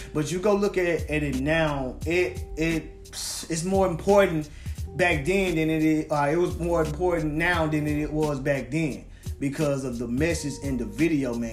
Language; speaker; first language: English; native; English